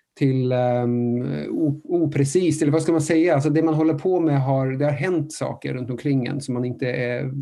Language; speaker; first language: Swedish; non-native, fluent; Norwegian